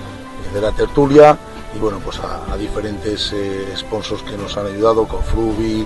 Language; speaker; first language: Spanish; native; Spanish